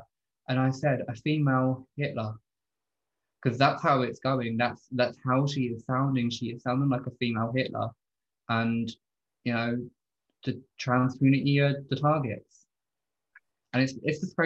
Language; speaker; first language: English; native; English